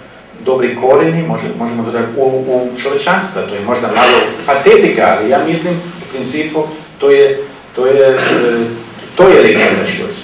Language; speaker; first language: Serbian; non-native, fluent; German